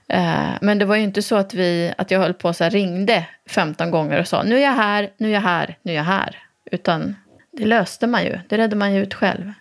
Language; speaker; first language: Swedish; native; Swedish